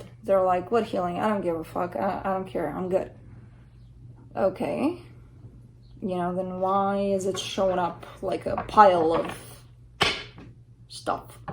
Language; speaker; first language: English; native; English